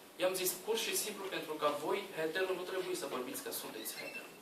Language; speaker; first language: Romanian; non-native, learner; Portuguese